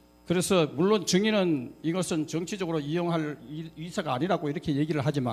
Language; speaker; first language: Korean; native; Korean